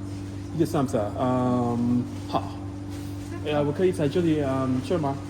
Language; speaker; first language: Chinese; non-native, learner; English